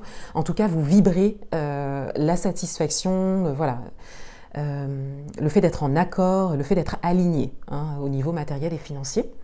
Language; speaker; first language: French; native; French